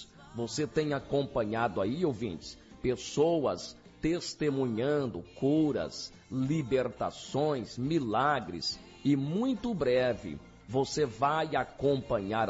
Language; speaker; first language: Portuguese; native; Portuguese